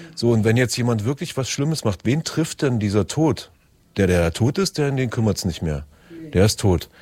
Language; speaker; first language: German; native; German